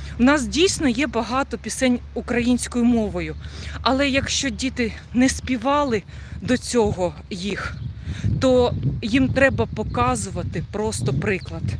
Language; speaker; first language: Ukrainian; non-native, local second language; Russian